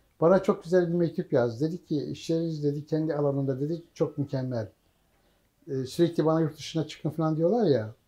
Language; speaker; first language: Turkish; native; Turkish